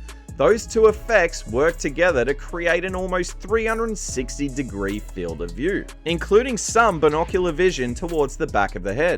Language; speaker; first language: English; native; English